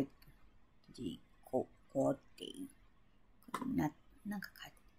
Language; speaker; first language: Cantonese; non-native, learner; Japanese